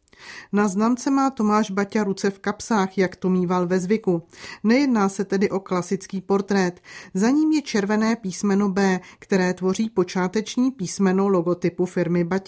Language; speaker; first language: Czech; native; Czech